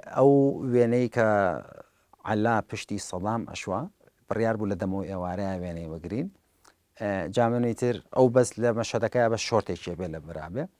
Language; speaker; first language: Central Kurdish; early bilingual, heritage; Central Kurdish